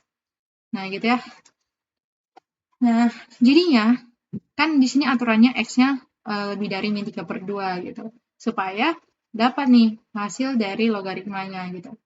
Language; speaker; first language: Indonesian; native; Indonesian